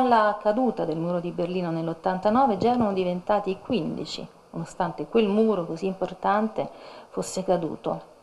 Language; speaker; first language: Italian; native; Italian